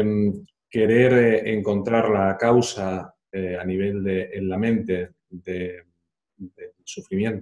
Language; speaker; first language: Spanish; native; Spanish